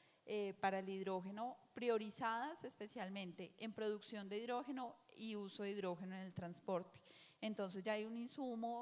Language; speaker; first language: Spanish; native; Spanish